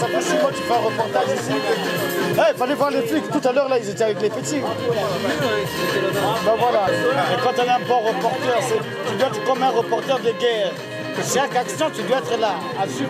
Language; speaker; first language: French; native; French